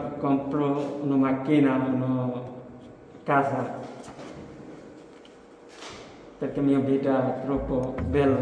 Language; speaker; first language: Italian; non-native, learner; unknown